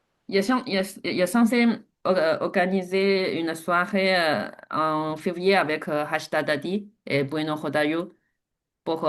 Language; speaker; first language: French; non-native, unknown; Chinese